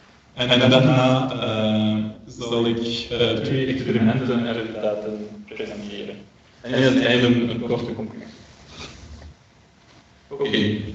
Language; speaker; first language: Dutch; non-native, local second language; French